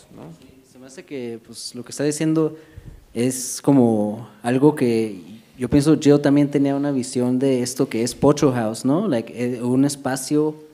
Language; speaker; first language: Spanish; early bilingual, heritage; Spanish